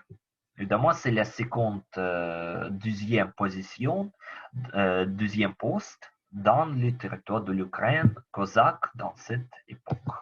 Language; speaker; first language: French; non-native, learner; Ukrainian